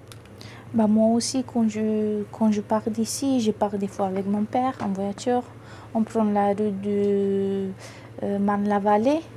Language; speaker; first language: French; non-native, fluent; Romanian